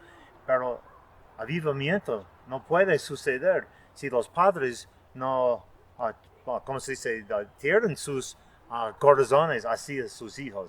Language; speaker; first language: Spanish; non-native, fluent; English